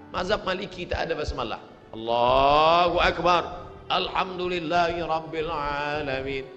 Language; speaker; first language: Malay; native; Malay